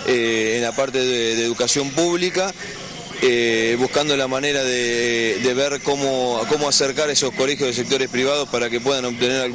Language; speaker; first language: Spanish; native; Spanish